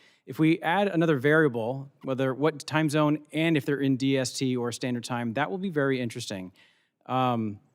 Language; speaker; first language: English; native; English